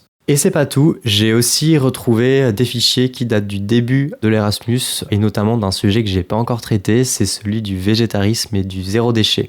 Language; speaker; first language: French; native; French